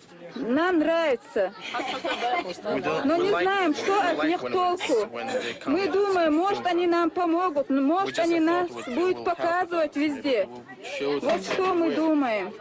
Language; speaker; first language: Russian; non-native, local second language; Chechen